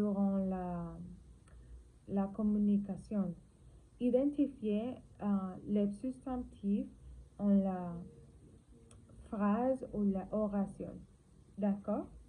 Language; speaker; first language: French; non-native, learner; Spanish